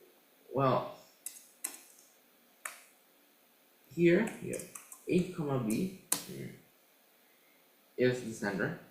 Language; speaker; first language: English; non-native, fluent; Indonesian